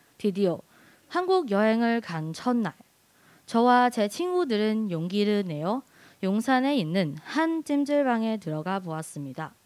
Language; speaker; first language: Korean; non-native, fluent; Cantonese